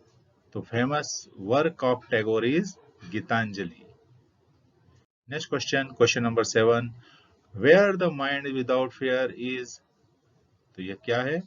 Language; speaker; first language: Hindi; native; Hindi